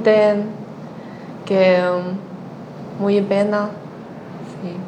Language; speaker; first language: Spanish; non-native, learner; Chinese